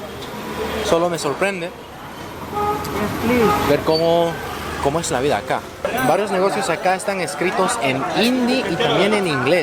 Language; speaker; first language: Spanish; native; Spanish